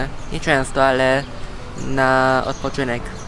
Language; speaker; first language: Polish; non-native, fluent; Japanese